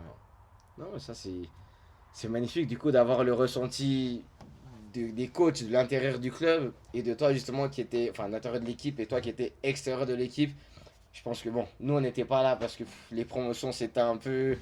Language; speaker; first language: French; native; French